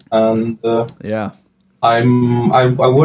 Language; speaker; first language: English; non-native, fluent; Polish